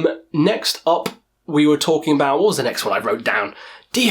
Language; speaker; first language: English; native; English